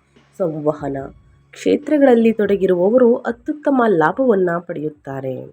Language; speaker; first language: Kannada; native; Kannada